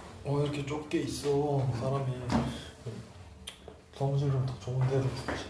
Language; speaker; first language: Korean; native; Korean